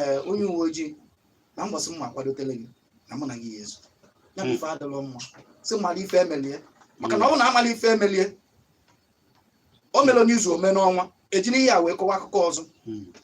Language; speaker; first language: Igbo; native; Igbo